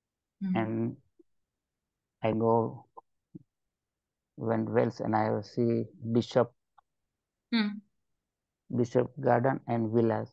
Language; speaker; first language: English; non-native, learner; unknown